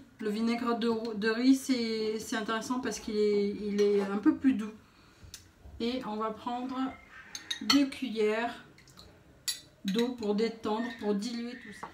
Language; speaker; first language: French; native; French